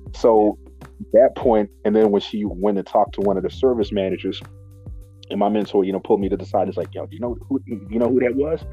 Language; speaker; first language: English; non-native, local second language; Shona